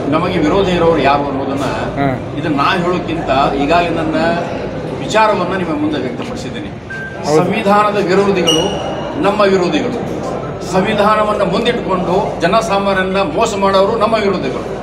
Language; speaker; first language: Kannada; non-native, local second language; Urdu